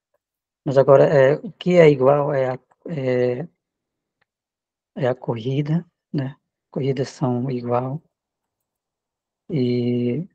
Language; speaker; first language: Portuguese; non-native, local second language; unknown